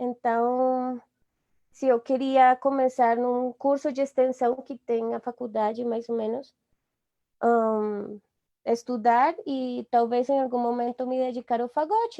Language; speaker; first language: Portuguese; non-native, fluent; Spanish